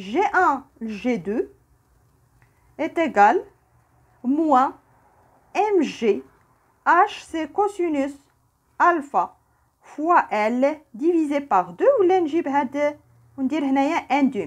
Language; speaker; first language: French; non-native, local second language; Arabic